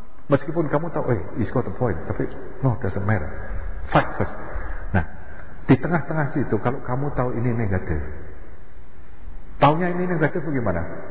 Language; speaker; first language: English; non-native, fluent; Indonesian